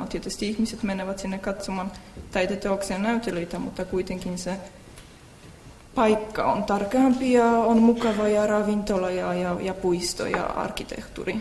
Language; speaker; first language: Finnish; non-native, fluent; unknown